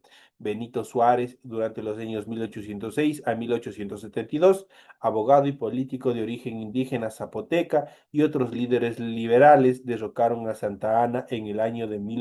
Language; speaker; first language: Spanish; native; Spanish